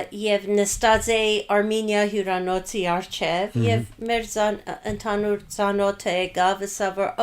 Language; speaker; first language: Armenian; early bilingual, heritage; Armenian